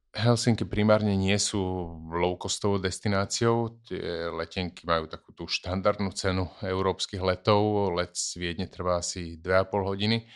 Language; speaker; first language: Slovak; native; Slovak